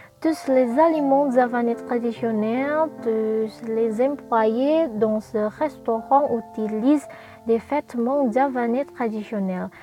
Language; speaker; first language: French; non-native, learner; Indonesian